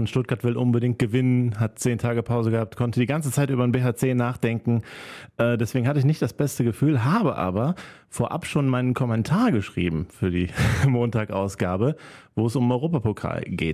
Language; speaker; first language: German; native; German